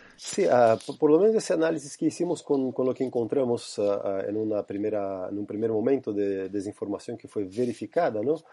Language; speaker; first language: Spanish; non-native, fluent; Portuguese